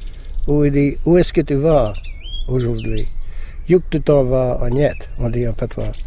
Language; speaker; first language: French; non-native, local second language; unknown